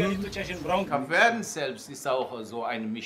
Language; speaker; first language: German; non-native, fluent; Kabuverdianu